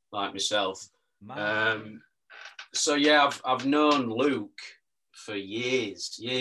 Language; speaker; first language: English; native; English